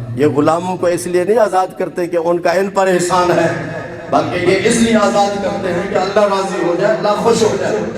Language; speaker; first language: Urdu; non-native, local second language; Punjabi